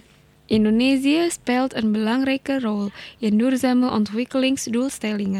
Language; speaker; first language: Dutch; non-native, learner; Indonesian